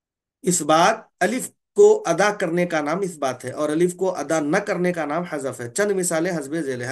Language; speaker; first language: Urdu; native; Urdu